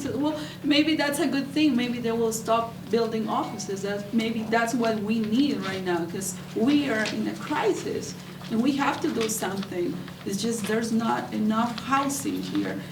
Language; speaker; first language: English; non-native, fluent; Spanish